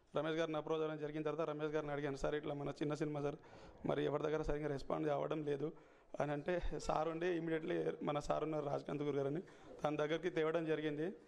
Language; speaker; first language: Telugu; native; Telugu